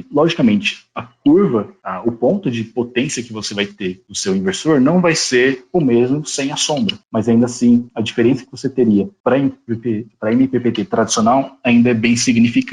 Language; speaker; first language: Portuguese; native; Portuguese